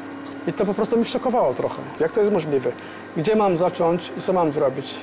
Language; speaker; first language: Polish; non-native, fluent; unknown